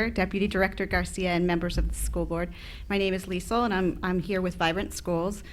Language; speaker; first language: English; early bilingual, other home language; Spanish